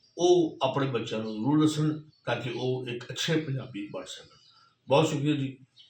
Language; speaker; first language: Punjabi; native; Punjabi